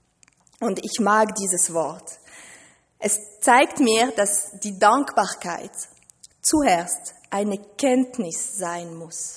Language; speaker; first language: German; non-native, fluent; French